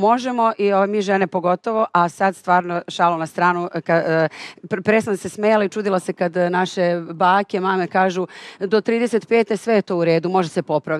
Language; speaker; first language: Bosnian; native; Bosnian